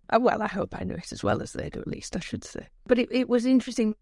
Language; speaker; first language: English; native; English